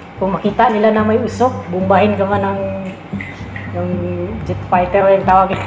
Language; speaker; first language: Filipino; non-native, local second language; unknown